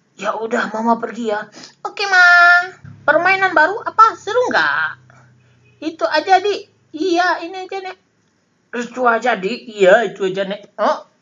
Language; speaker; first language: Indonesian; non-native, local second language; Minangkabau